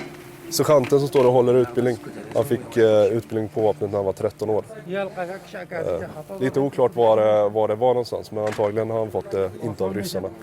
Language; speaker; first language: Swedish; native; Swedish